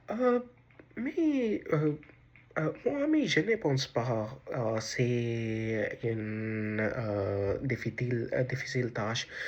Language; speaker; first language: French; non-native, learner; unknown